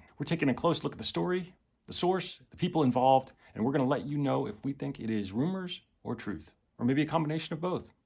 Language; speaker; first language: English; native; English